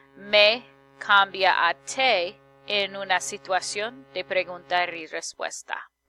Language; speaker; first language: Spanish; non-native, fluent; English